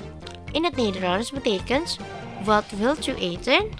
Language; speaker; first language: Dutch; non-native, fluent; Indonesian